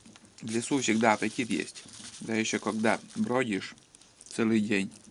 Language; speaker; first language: Russian; native; Russian